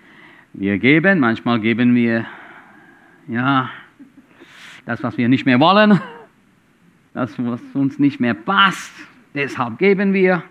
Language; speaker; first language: German; non-native, fluent; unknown